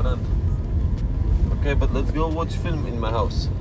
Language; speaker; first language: English; non-native, learner; Russian